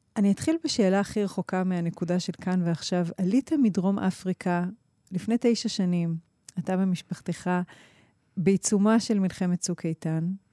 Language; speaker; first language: Hebrew; native; Hebrew